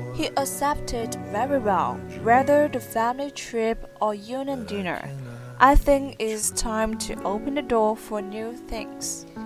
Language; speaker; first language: English; non-native, fluent; Chinese